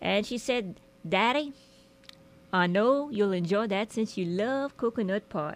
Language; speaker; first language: English; native; English